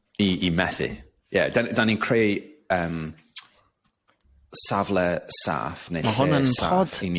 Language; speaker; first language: Welsh; non-native, local second language; English